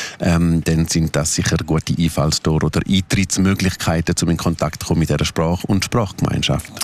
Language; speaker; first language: German; non-native, local second language; Romansh